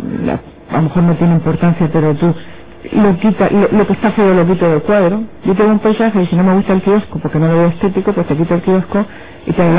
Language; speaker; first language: Spanish; native; Spanish